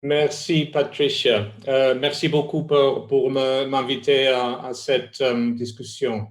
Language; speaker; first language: French; non-native, fluent; Spanish